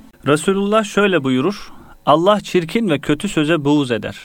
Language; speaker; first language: Turkish; native; Turkish